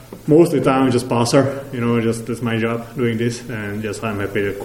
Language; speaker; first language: English; non-native, learner; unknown